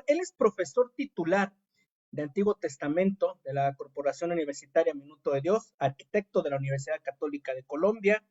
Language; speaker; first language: Spanish; native; Spanish